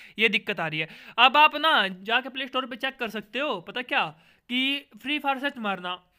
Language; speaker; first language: Hindi; native; Hindi